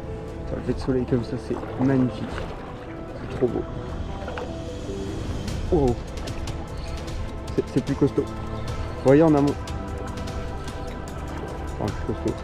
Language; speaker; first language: French; native; French